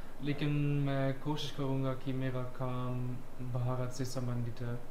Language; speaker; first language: Hindi; non-native, fluent; German